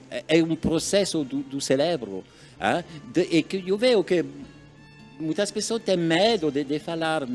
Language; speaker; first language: Portuguese; non-native, learner; French